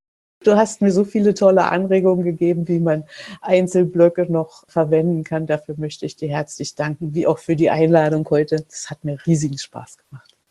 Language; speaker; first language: German; native; German